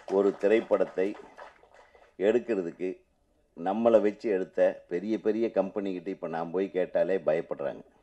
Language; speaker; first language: Tamil; native; Tamil